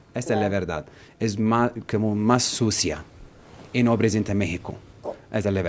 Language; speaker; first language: Spanish; non-native, learner; Arabic